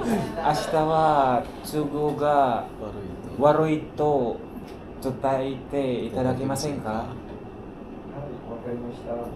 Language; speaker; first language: Japanese; non-native, learner; Filipino